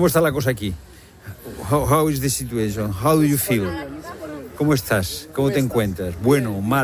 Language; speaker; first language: Spanish; native; Spanish